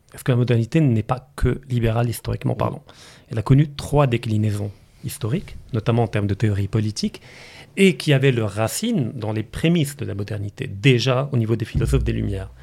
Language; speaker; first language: French; non-native, local second language; Arabic